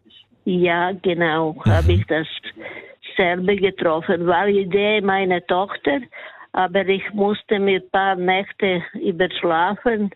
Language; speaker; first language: German; non-native, learner; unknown